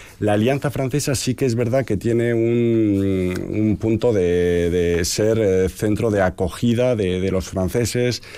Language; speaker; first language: Spanish; early bilingual, heritage; Spanish